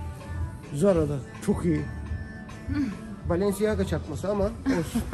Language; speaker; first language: Turkish; native; Turkish